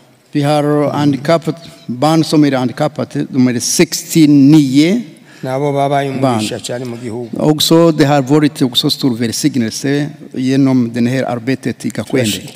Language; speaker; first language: Swedish; non-native, fluent; Rundi